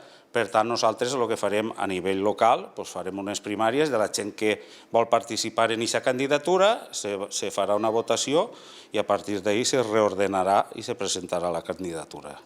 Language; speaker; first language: Catalan; native; Catalan